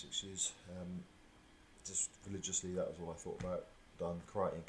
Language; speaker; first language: English; native; English